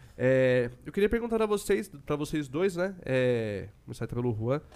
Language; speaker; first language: Portuguese; native; Portuguese